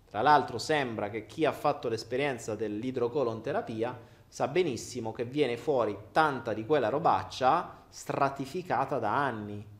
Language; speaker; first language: Italian; native; Italian